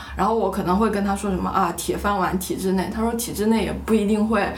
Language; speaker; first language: Chinese; native; Chinese